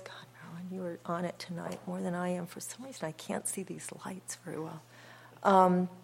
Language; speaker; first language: English; native; English